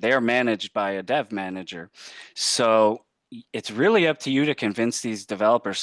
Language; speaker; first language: English; native; English